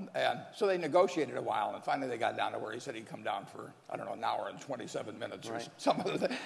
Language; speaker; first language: English; native; English